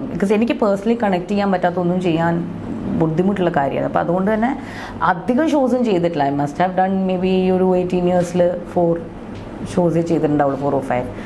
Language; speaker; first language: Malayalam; non-native, local second language; Tamil